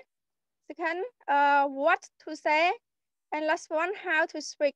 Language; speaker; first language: English; non-native, learner; Khmer